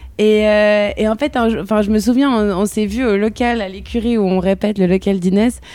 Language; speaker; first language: French; native; French